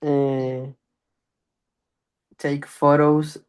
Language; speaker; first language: English; non-native, learner; Spanish